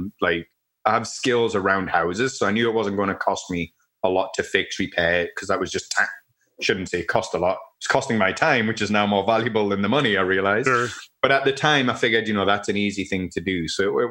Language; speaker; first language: English; native; English